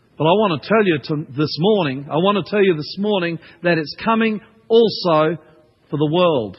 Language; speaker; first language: English; native; English